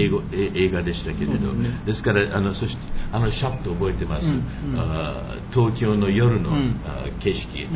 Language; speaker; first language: Japanese; early bilingual, heritage; English